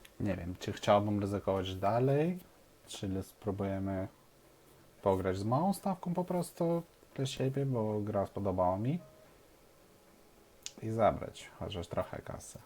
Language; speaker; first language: Polish; non-native, fluent; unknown